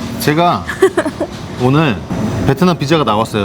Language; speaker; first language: Korean; native; Korean